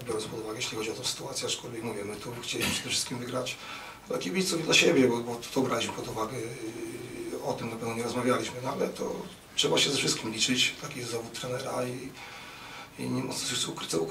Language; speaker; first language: Polish; native; Polish